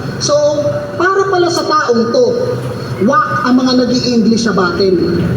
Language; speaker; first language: Filipino; non-native, local second language; Cebuano